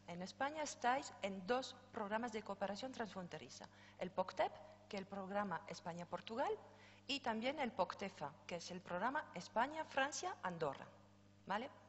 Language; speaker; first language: Spanish; non-native, fluent; French